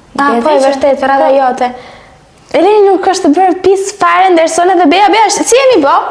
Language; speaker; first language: Albanian; early bilingual, heritage; Albanian